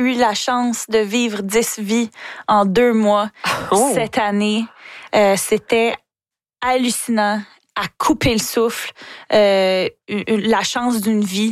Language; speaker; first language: French; native; French